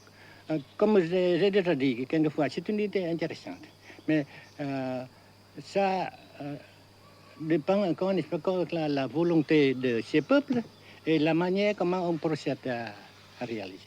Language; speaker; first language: French; non-native, fluent; Vietnamese